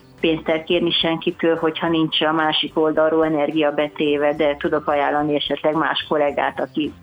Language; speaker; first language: Hungarian; native; Hungarian